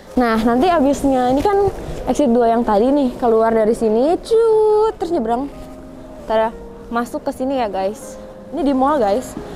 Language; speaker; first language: Indonesian; native; Indonesian